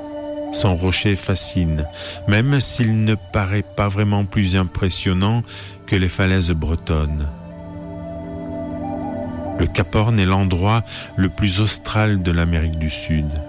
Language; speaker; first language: French; native; French